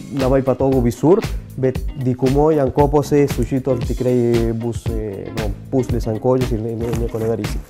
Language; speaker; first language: Lithuanian; non-native, fluent; Spanish